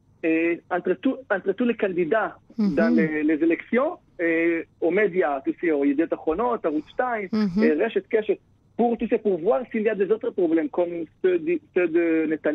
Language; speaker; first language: French; non-native, fluent; Hebrew